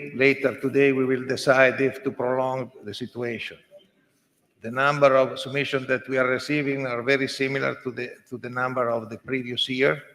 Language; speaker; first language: English; non-native, learner; Italian